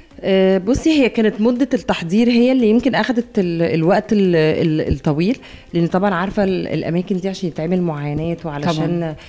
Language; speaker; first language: Arabic; native; Arabic